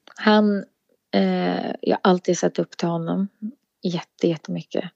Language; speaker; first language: Swedish; native; Swedish